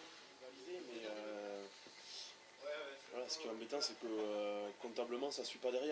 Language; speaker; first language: French; native; French